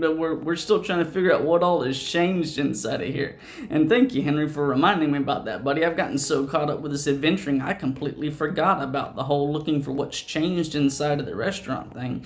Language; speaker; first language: English; native; English